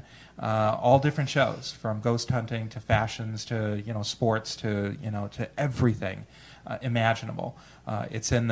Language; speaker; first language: English; early bilingual, other home language; Italian